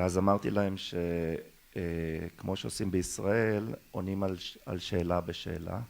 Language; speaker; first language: Hebrew; early bilingual, other home language; German